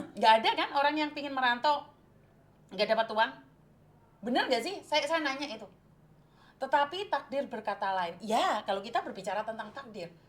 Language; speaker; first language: Indonesian; non-native, local second language; Javanese